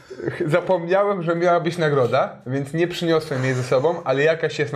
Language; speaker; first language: Polish; native; Polish